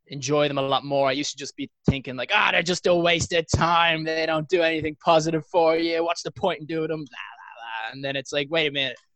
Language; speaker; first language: English; native; English